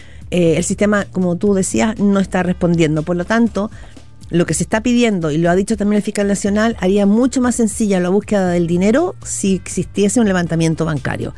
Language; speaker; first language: Spanish; native; Spanish